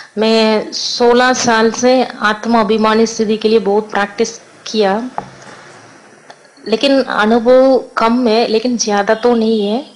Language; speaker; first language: Hindi; non-native, local second language; Tamil